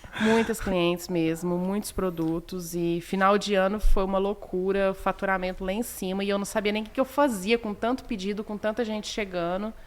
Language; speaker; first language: Portuguese; native; Portuguese